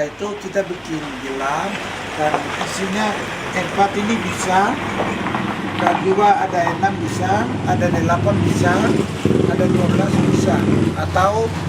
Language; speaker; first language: Indonesian; non-native, local second language; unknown